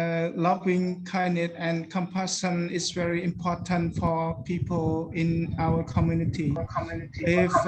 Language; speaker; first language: English; non-native, learner; Khmer